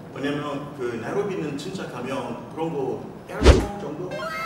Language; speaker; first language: Korean; non-native, fluent; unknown